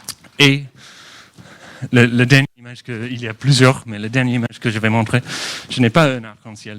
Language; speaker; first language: French; non-native, fluent; English